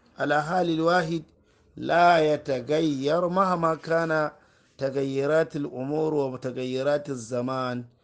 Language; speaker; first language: Arabic; non-native, fluent; Hausa